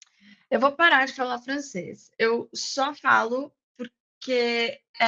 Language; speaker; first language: Portuguese; non-native, fluent; English